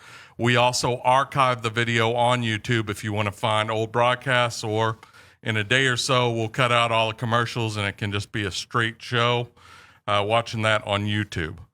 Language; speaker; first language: English; native; English